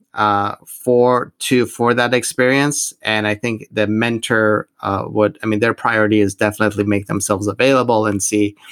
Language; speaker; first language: English; non-native, fluent; Persian